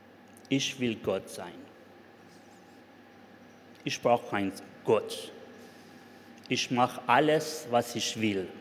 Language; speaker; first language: German; non-native, fluent; Persian